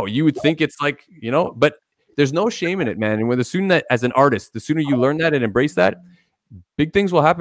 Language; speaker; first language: English; native; English